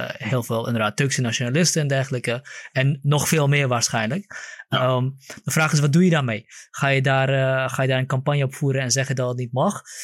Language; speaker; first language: Dutch; early bilingual, other home language; Kurdish